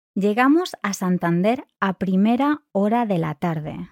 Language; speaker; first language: Spanish; native; Spanish